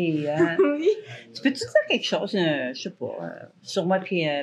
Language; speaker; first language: French; native; French